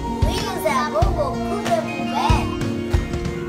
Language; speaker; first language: French; non-native, local second language; Haitian Creole